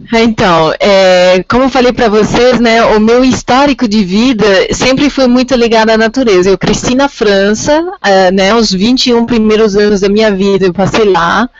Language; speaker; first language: Portuguese; non-native, fluent; French